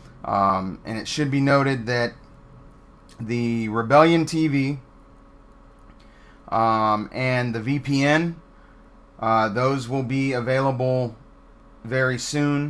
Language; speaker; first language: English; native; English